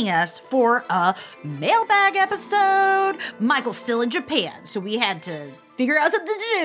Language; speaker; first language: English; native; English